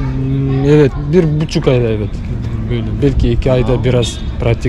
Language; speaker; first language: Turkish; non-native, learner; Bashkir